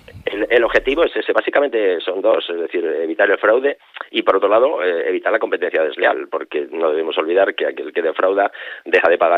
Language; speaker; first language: Spanish; native; Spanish